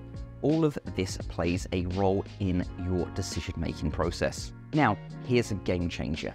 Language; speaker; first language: English; native; English